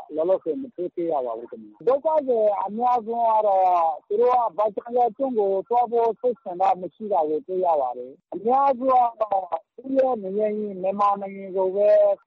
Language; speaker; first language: Burmese; non-native, local second language; Rohingya